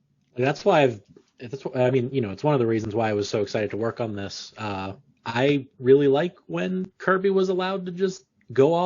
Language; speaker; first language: English; native; English